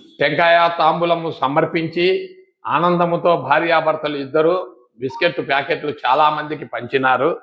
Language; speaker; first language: Telugu; native; Telugu